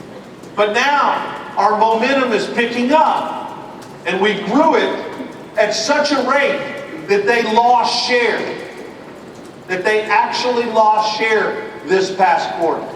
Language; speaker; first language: English; native; English